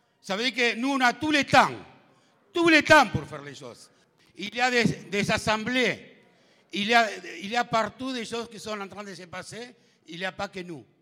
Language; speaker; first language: French; non-native, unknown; Spanish